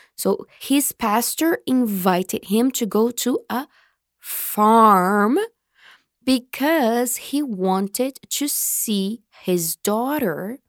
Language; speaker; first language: English; non-native, fluent; Portuguese